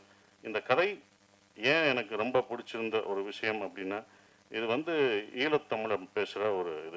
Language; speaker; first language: Tamil; native; Tamil